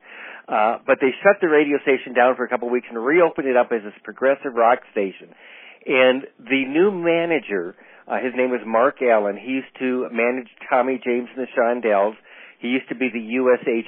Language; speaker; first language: English; native; English